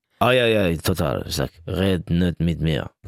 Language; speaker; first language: German; non-native, local second language; French